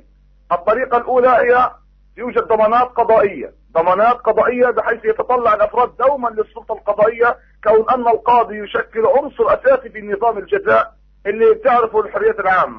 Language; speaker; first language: Arabic; native; Arabic